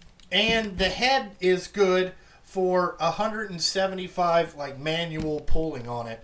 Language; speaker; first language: English; native; English